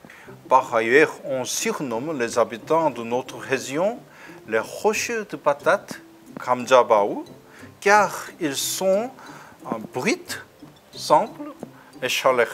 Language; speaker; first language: French; non-native, fluent; Korean